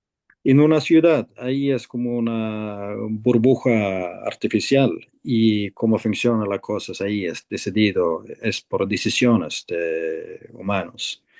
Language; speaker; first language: Spanish; non-native, fluent; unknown